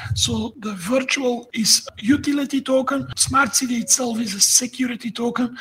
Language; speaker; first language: English; non-native, fluent; Dutch